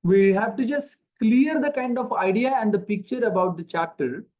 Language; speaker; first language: English; non-native, local second language; Marathi